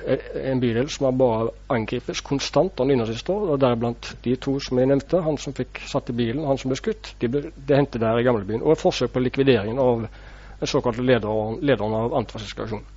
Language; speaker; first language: Norwegian; native; Norwegian